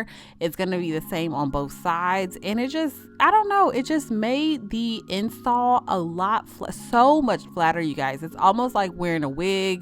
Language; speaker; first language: English; native; English